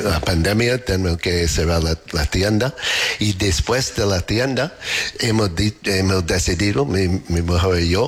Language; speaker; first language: Spanish; non-native, learner; English